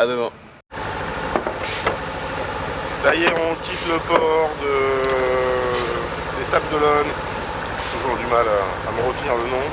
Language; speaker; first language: French; native; French